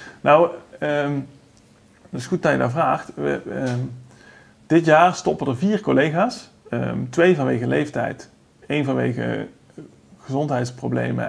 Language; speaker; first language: Dutch; native; Dutch